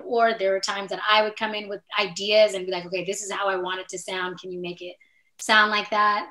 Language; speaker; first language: English; native; English